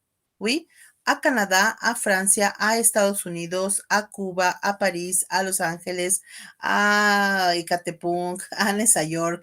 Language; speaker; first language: French; non-native, fluent; Spanish